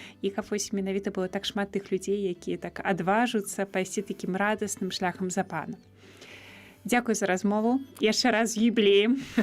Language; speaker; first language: Belarusian; native; Belarusian